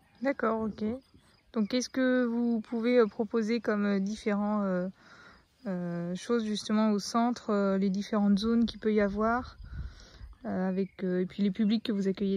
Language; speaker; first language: French; native; French